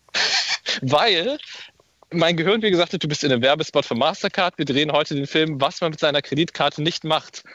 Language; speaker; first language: German; native; German